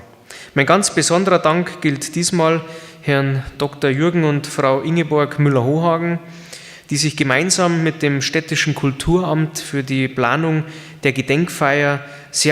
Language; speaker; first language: German; native; German